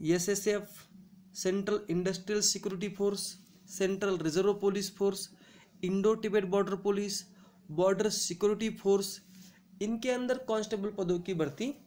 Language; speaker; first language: Hindi; non-native, local second language; Marathi